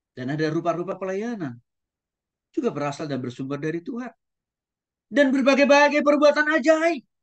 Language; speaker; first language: Indonesian; non-native, local second language; Batak Toba